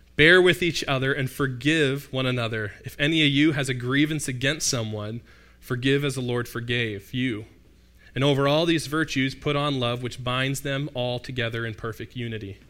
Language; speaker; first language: English; native; English